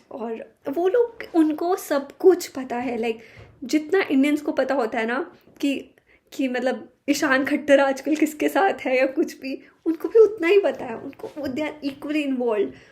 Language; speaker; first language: Hindi; native; Hindi